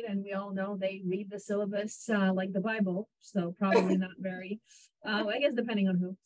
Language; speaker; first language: English; non-native, fluent; Russian